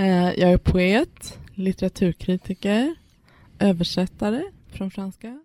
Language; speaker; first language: Swedish; early bilingual, other home language; Persian